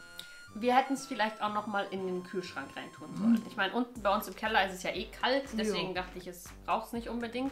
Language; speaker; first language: German; native; German